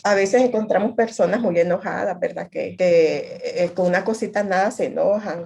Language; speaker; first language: Spanish; native; Spanish